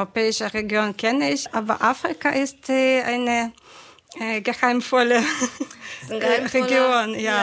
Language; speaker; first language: German; non-native, fluent; Ukrainian